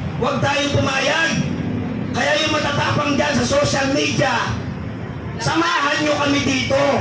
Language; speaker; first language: Filipino; native; Filipino